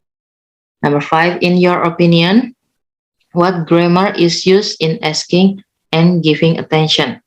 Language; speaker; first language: English; non-native, learner; Indonesian